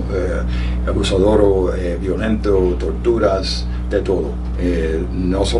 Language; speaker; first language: Spanish; early bilingual, heritage; Spanish